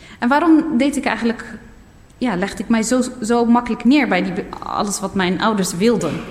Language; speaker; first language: Dutch; early bilingual, other home language; Berber languages